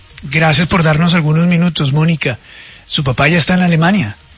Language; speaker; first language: Spanish; native; Spanish